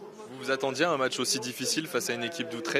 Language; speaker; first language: French; native; French